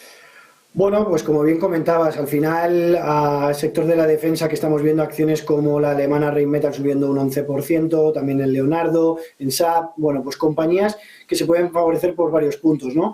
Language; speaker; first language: Spanish; native; Spanish